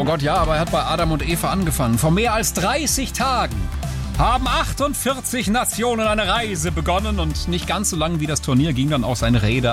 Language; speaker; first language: German; native; German